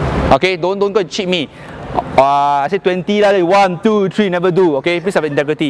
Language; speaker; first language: English; non-native, local second language; Chinese